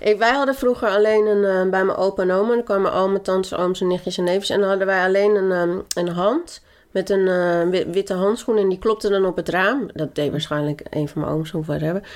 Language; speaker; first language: Dutch; early bilingual, other home language; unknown